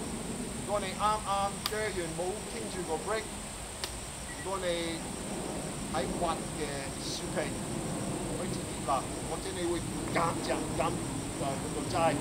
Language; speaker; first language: Cantonese; non-native, learner; English